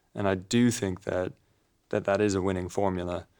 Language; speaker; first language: English; native; English